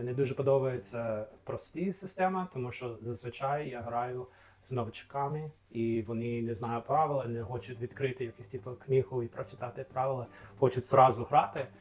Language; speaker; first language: Ukrainian; non-native, fluent; English